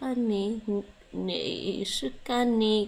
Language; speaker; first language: Japanese; non-native, learner; English